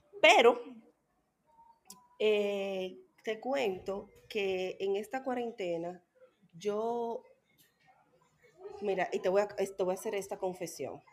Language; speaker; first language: Spanish; native; Spanish